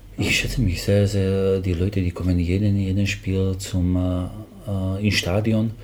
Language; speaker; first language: German; non-native, fluent; Slovak